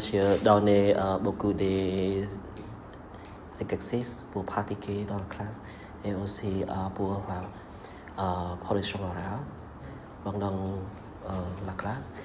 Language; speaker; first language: French; non-native, learner; Vietnamese